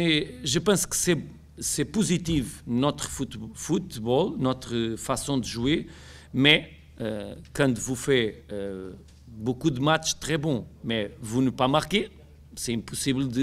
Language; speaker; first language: French; non-native, learner; Portuguese